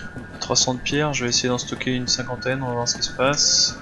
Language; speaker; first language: French; native; French